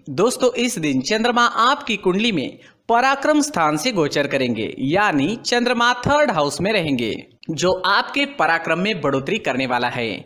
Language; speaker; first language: Hindi; native; Hindi